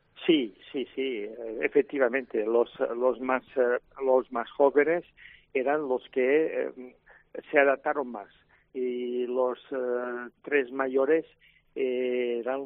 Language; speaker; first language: Spanish; non-native, local second language; Catalan